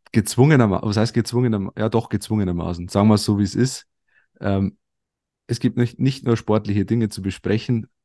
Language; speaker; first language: German; native; German